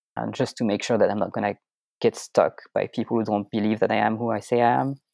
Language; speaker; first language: English; non-native, fluent; French